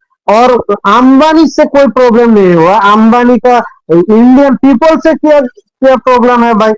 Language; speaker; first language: Hindi; non-native, fluent; Bangla